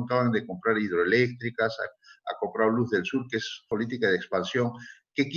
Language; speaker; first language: Spanish; native; Spanish